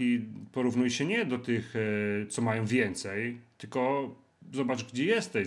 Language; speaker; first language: Polish; native; Polish